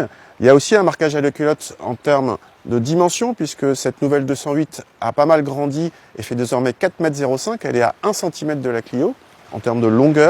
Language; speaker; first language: French; native; French